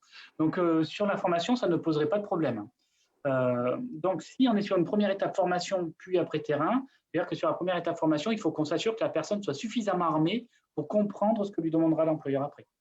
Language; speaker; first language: French; native; French